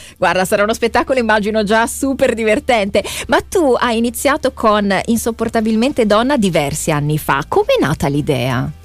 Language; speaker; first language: Italian; native; Italian